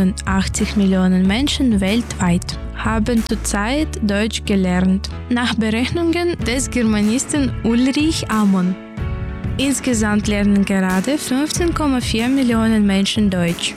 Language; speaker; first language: German; early bilingual, other home language; Ukrainian